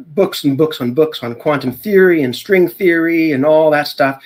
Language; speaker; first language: English; native; English